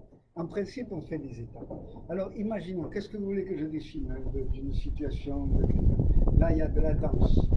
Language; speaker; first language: French; native; French